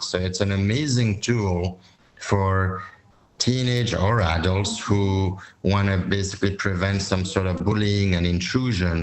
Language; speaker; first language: English; non-native, fluent; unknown